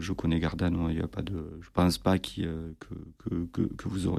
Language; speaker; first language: French; native; French